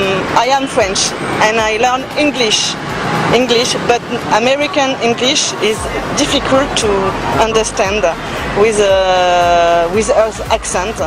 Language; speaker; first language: English; non-native, learner; French